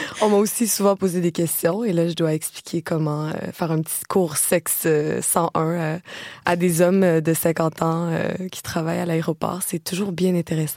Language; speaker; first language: French; native; French